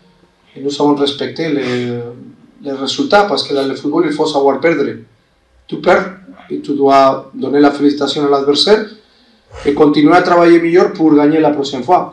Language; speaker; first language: French; non-native, fluent; Spanish